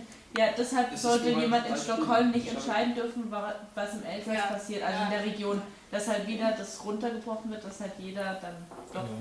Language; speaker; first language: German; native; German